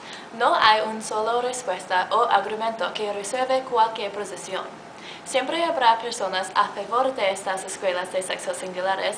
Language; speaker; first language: Spanish; non-native, learner; English